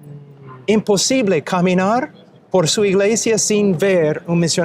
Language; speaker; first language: Spanish; non-native, fluent; English